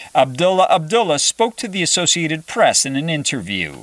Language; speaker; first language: English; native; English